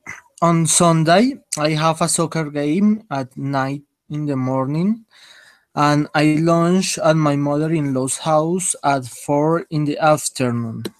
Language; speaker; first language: English; non-native, learner; Spanish